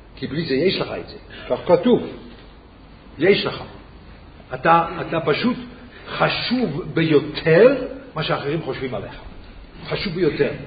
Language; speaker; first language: Hebrew; non-native, fluent; Swiss German